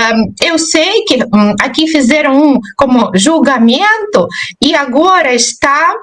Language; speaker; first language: Portuguese; non-native, fluent; Russian